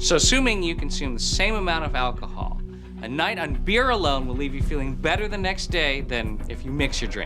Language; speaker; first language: English; native; English